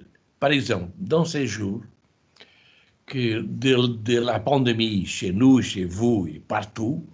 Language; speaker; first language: French; non-native, fluent; Portuguese